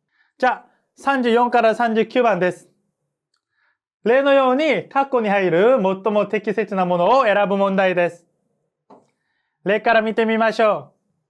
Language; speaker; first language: Japanese; non-native, fluent; Korean